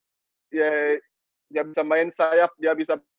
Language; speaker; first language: Indonesian; non-native, learner; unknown